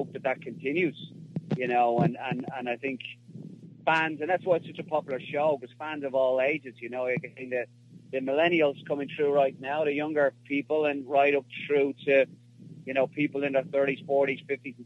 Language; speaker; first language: English; native; English